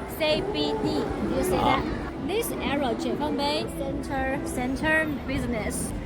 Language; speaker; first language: English; non-native, learner; Chinese